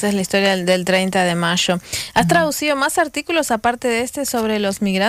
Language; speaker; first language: Spanish; native; Spanish